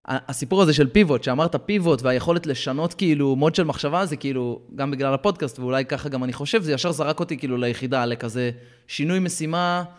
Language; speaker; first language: Hebrew; native; Hebrew